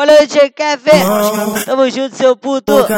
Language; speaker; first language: Portuguese; native; Portuguese